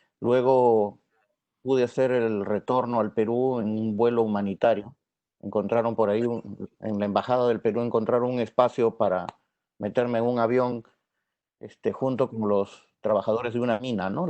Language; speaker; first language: Spanish; native; Spanish